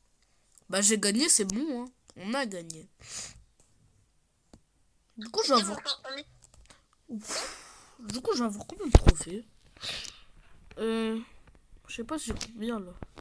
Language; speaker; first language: French; native; French